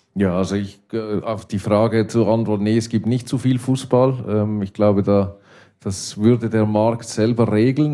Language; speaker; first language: German; non-native, local second language; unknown